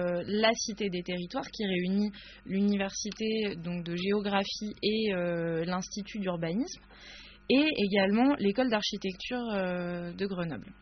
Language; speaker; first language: French; native; French